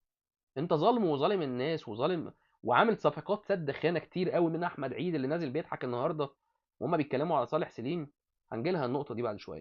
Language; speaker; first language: Arabic; native; Arabic